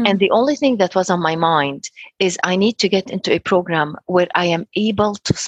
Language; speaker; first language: English; non-native, fluent; Arabic